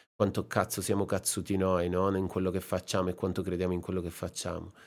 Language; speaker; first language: Italian; native; Italian